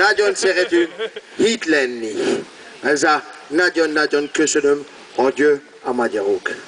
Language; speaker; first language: Hungarian; non-native, learner; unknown